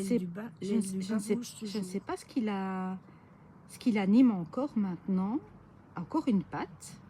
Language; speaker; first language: French; native; French